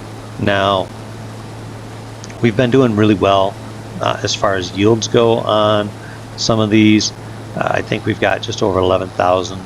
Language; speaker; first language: English; native; English